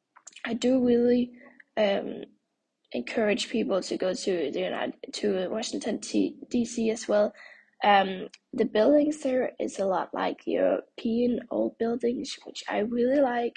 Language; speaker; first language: English; non-native, fluent; Danish